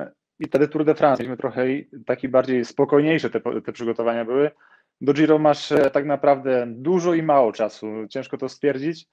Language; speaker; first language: Polish; native; Polish